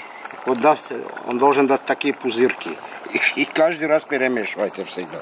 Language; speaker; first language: Russian; non-native, fluent; Armenian